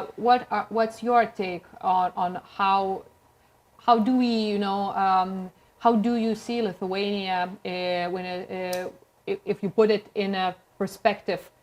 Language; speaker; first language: English; non-native, fluent; Lithuanian